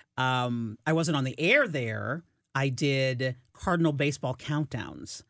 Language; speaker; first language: English; native; English